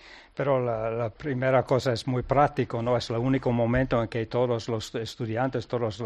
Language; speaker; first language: Spanish; non-native, fluent; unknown